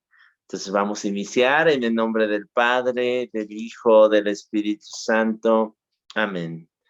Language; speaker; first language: Spanish; native; Spanish